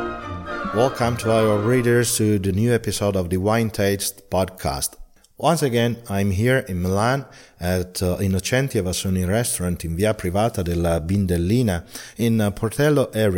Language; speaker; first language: English; non-native, fluent; Italian